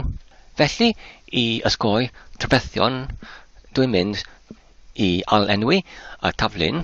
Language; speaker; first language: Welsh; non-native, learner; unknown